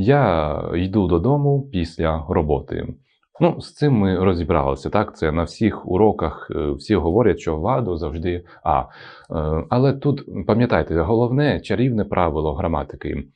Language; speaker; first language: Ukrainian; non-native, local second language; Russian